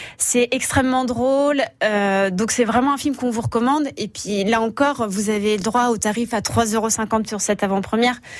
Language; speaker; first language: French; native; French